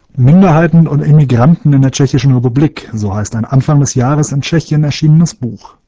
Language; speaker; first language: German; native; German